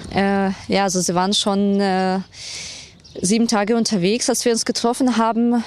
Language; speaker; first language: German; non-native, fluent; Ukrainian